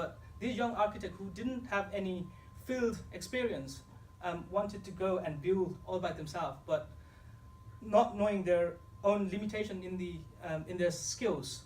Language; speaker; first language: English; non-native, fluent; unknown